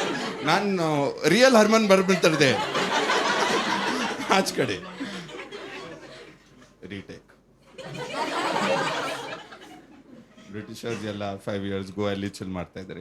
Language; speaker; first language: Kannada; non-native, learner; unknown